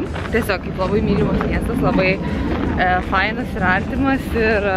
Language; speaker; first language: Lithuanian; native; Lithuanian